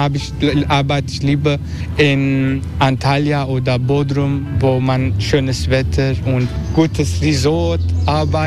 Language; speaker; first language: German; non-native, fluent; Turkish